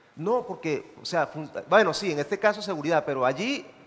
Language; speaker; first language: Spanish; native; Spanish